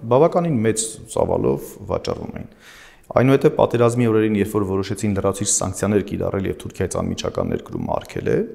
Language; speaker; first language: Armenian; native; Armenian